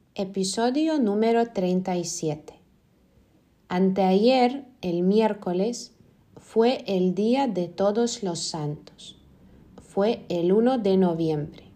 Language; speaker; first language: Spanish; non-native, fluent; Lithuanian